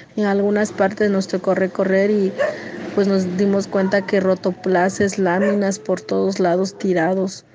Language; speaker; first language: Spanish; native; Spanish